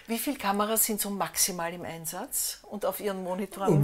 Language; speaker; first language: German; native; German